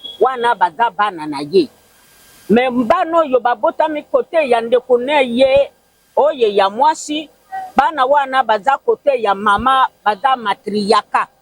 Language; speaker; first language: Lingala; non-native, local second language; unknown